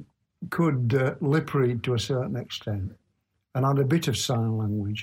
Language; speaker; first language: English; native; English